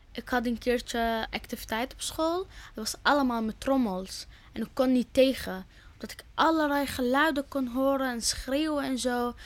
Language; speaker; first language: Dutch; early bilingual, other home language; Arabic